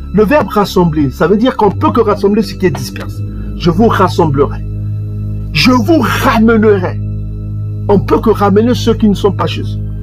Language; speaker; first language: French; non-native, local second language; Kongo